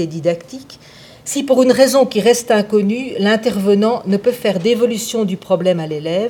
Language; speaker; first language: French; native; French